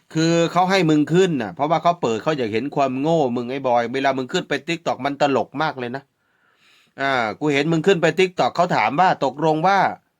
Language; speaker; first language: Thai; native; Thai